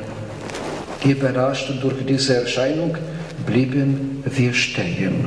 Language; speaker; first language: German; non-native, fluent; Polish